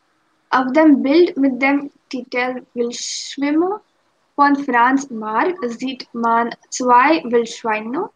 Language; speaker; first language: German; non-native, fluent; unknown